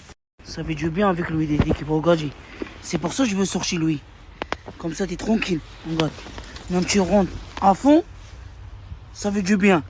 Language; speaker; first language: French; non-native, learner; Arabic